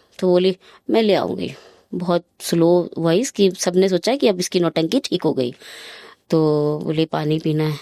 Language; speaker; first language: Hindi; native; Hindi